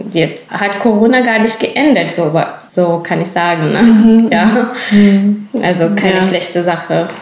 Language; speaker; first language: German; non-native, fluent; Urdu